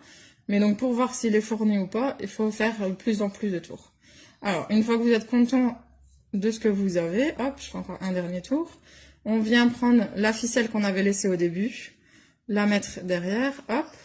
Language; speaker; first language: French; native; French